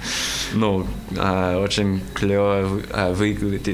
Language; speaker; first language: Russian; non-native, learner; English